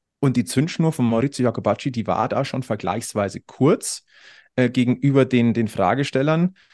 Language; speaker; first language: German; native; German